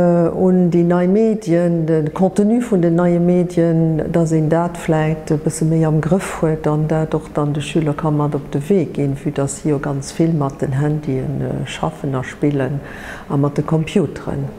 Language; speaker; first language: German; non-native, local second language; Luxembourgish